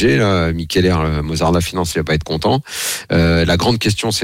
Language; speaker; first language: French; native; French